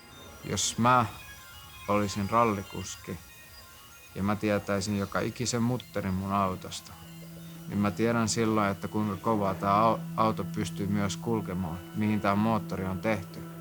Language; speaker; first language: Finnish; early bilingual, other home language; Kurdish